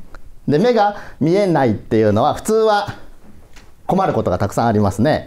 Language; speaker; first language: Japanese; native; Japanese